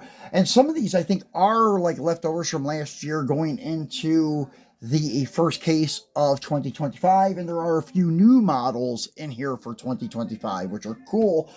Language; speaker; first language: English; native; English